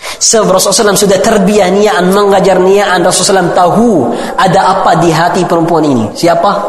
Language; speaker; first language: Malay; non-native, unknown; Arabic